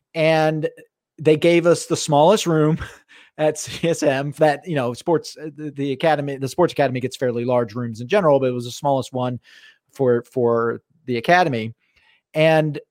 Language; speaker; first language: English; native; English